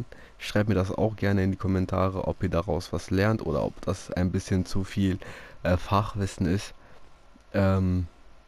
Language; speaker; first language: German; native; German